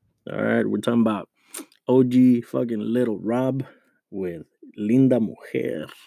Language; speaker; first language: English; early bilingual, other home language; Spanish